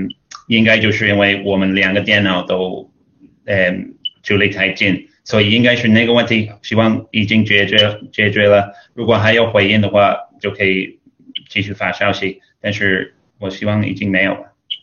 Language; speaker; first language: Chinese; non-native, fluent; English